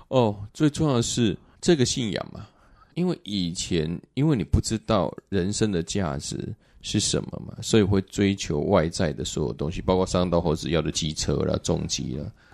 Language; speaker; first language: Chinese; native; Chinese